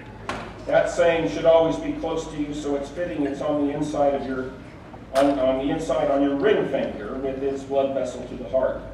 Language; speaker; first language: English; native; English